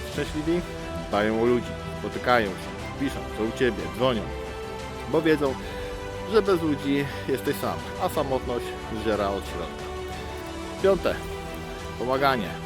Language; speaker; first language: Polish; native; Polish